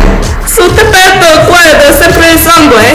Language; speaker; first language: Italian; non-native, learner; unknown